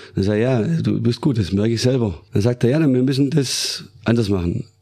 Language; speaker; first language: German; native; German